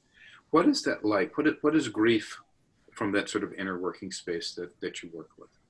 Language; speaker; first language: English; native; English